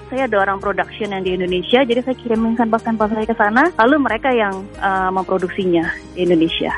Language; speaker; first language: Indonesian; native; Indonesian